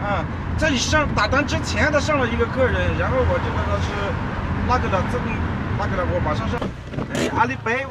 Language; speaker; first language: Chinese; native; Chinese